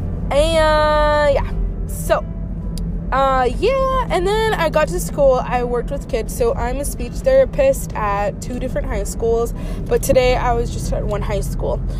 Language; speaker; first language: English; native; English